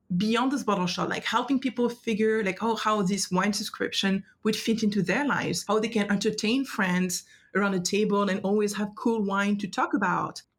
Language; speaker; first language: English; non-native, fluent; French